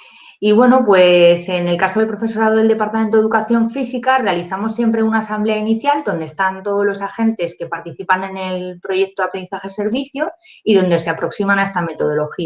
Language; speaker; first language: Spanish; native; Spanish